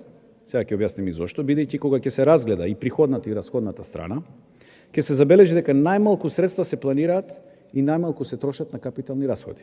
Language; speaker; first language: Macedonian; native; Macedonian